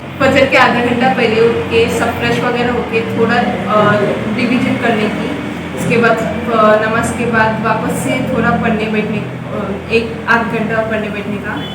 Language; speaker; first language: Hindi; non-native, local second language; Urdu